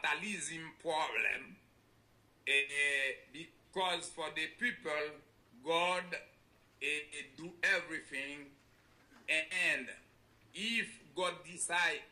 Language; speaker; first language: English; non-native, learner; Haitian Creole